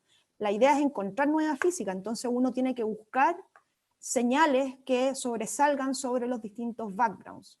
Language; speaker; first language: Spanish; native; Spanish